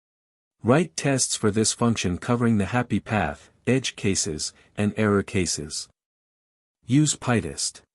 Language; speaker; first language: English; native; English